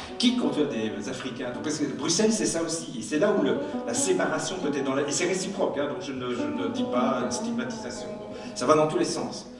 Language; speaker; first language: French; native; French